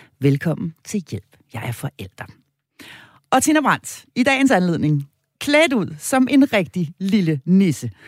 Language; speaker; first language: Danish; native; Danish